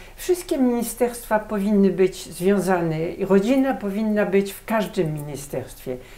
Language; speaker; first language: Polish; early bilingual, heritage; Polish